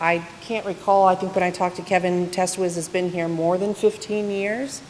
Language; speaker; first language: English; native; English